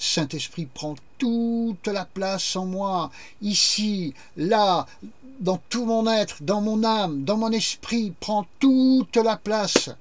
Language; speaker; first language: French; native; French